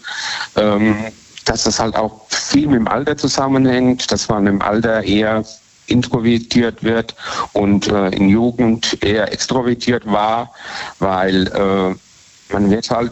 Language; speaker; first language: German; native; German